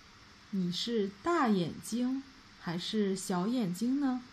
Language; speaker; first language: Chinese; native; Chinese